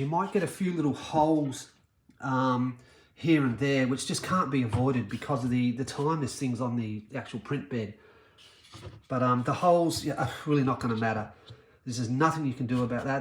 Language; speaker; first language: English; native; English